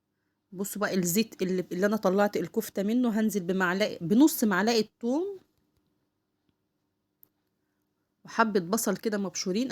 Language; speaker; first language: Arabic; native; Arabic